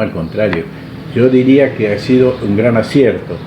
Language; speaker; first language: Spanish; native; Spanish